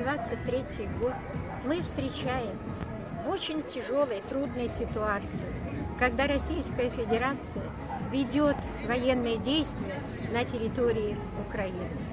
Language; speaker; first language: Ukrainian; non-native, local second language; Russian